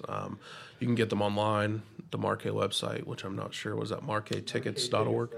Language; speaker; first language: English; native; English